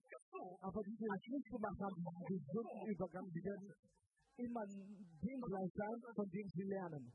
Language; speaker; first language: German; non-native, fluent; Russian